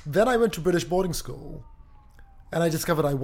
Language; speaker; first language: English; native; English